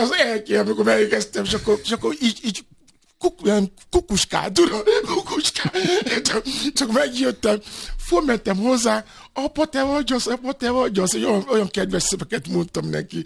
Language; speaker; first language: Hungarian; non-native, fluent; Yoruba